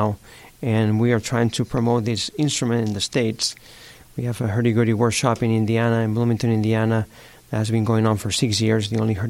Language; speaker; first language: English; non-native, fluent; Spanish